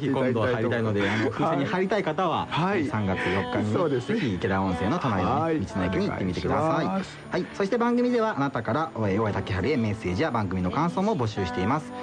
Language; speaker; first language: Japanese; native; Japanese